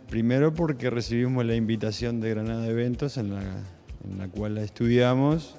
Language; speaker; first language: Portuguese; non-native, learner; Spanish